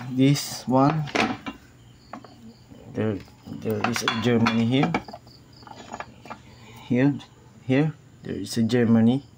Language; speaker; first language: English; non-native, learner; Filipino